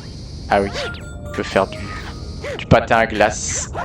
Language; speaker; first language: French; native; French